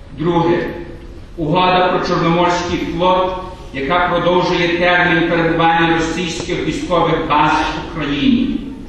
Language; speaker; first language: Ukrainian; early bilingual, heritage; Ukrainian